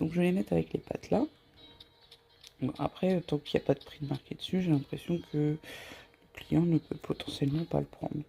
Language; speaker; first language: French; native; French